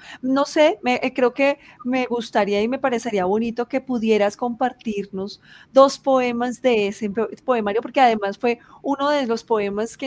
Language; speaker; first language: Spanish; native; Spanish